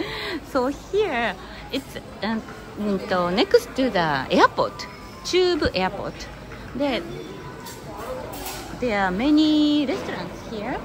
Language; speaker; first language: English; non-native, learner; Japanese